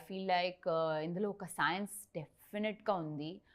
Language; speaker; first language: Telugu; non-native, learner; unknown